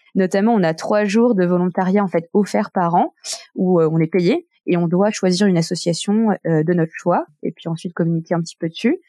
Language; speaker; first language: French; native; French